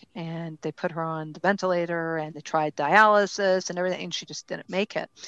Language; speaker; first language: English; native; English